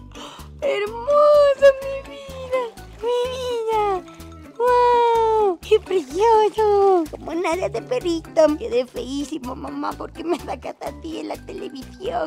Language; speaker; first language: Spanish; native; Spanish